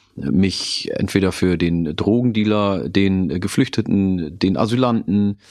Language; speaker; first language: German; non-native, local second language; Oromo